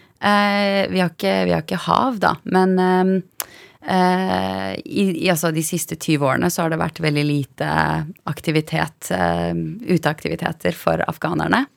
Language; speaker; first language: Norwegian; early bilingual, other home language; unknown